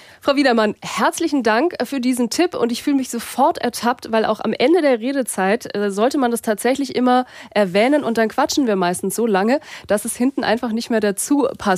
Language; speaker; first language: German; native; German